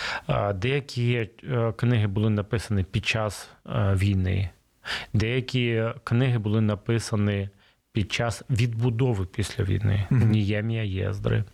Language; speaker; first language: Ukrainian; non-native, local second language; Russian